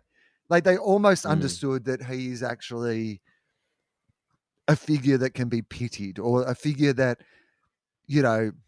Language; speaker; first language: English; native; English